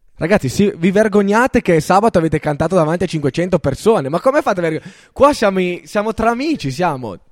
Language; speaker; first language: Italian; native; Italian